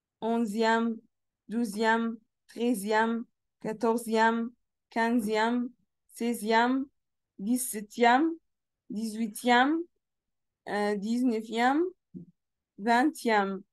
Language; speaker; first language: French; non-native, fluent; Arabic